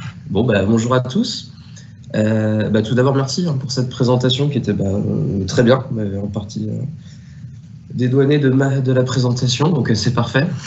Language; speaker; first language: French; native; French